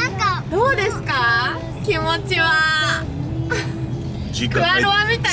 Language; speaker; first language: Japanese; native; Japanese